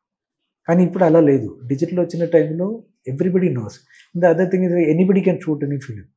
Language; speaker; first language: Telugu; non-native, learner; Malayalam